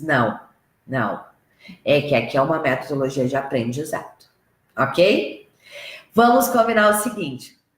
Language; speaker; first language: Portuguese; native; Portuguese